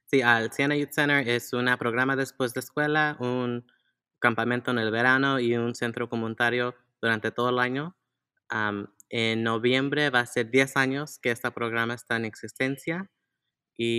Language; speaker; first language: Spanish; early bilingual, heritage; Spanish